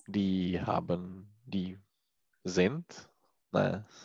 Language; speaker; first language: German; non-native, learner; Czech